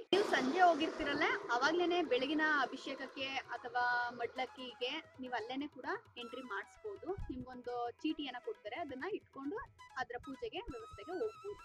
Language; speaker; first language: Kannada; native; Kannada